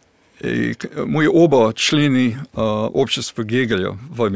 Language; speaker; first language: Russian; non-native, fluent; English